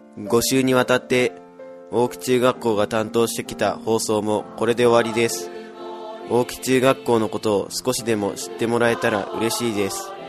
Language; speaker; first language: Japanese; native; Japanese